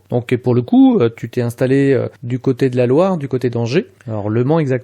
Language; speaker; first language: French; native; French